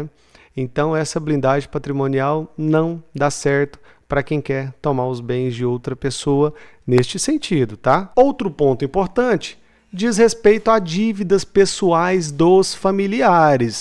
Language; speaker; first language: Portuguese; native; Portuguese